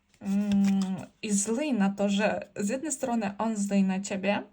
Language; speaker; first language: Polish; non-native, learner; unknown